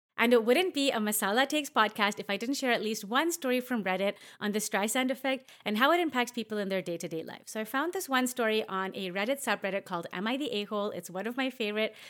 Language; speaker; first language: English; early bilingual, other home language; Hindi